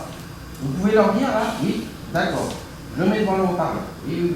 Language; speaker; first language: French; native; French